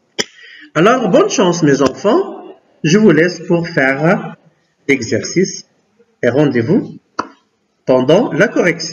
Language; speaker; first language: French; non-native, local second language; Arabic